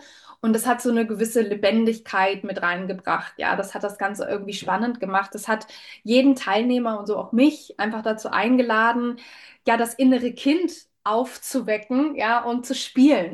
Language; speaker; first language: German; native; German